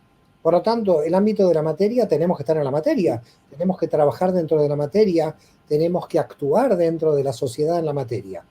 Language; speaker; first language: Spanish; native; Spanish